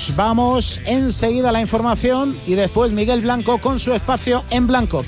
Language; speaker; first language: Spanish; native; Spanish